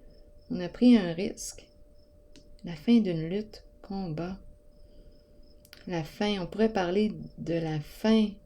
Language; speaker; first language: French; native; French